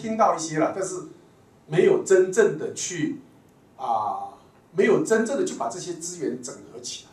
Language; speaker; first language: Chinese; native; Chinese